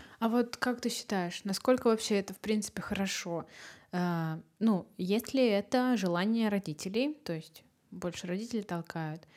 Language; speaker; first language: Russian; native; Russian